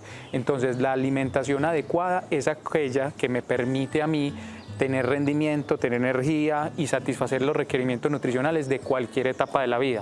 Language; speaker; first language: Spanish; native; Spanish